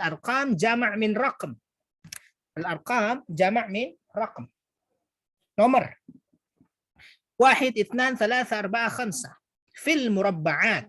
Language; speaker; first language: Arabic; non-native, fluent; Indonesian